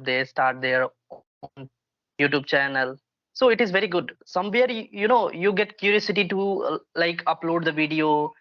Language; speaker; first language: English; non-native, local second language; Hindi